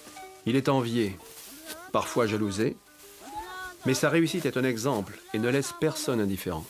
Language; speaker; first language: French; native; French